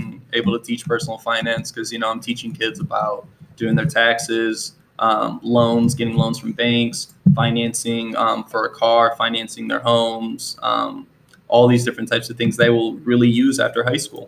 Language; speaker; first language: English; native; English